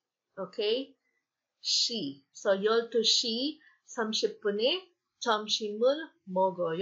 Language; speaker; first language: Korean; non-native, fluent; Filipino